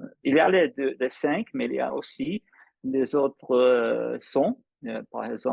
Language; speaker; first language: French; non-native, fluent; English